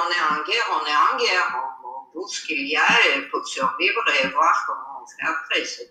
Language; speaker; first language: French; non-native, fluent; Armenian